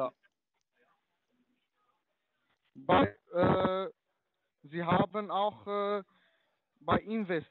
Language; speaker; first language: German; non-native, learner; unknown